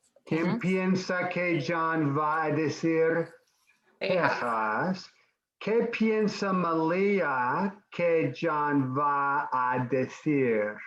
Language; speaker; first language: Spanish; non-native, fluent; English